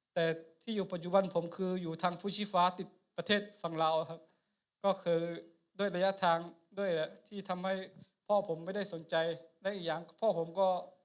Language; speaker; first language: Thai; non-native, local second language; Akha